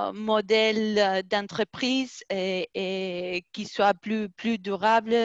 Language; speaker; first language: French; non-native, fluent; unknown